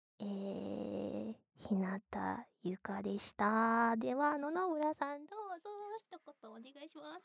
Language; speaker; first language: Japanese; native; Japanese